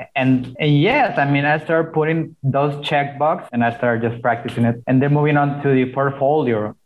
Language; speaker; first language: English; non-native, fluent; Spanish